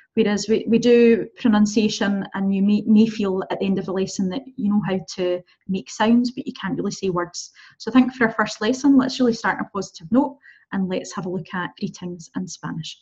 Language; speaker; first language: English; native; English